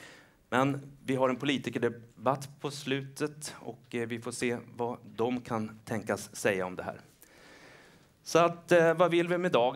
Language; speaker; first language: Swedish; native; Swedish